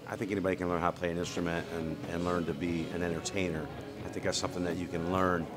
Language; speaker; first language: English; native; English